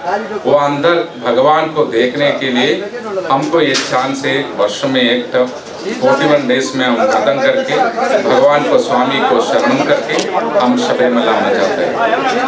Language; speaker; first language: Hindi; non-native, local second language; Telugu